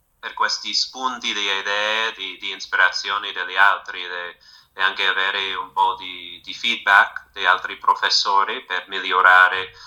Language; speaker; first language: Italian; non-native, fluent; English